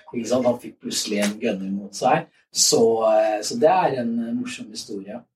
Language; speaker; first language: Norwegian; native; Norwegian